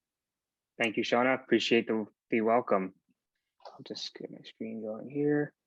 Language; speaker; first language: English; native; English